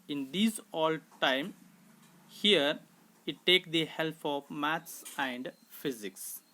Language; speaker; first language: English; non-native, local second language; Kannada